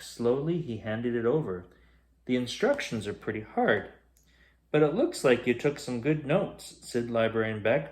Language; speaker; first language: English; native; English